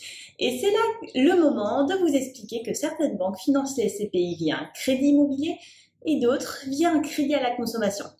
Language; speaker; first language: French; native; French